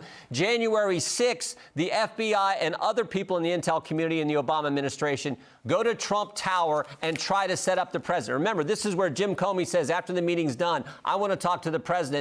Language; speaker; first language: English; native; English